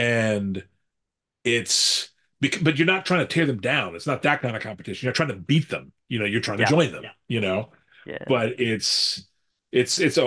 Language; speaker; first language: English; native; English